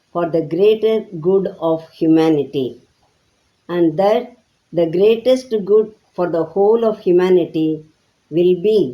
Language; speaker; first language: English; non-native, local second language; Tamil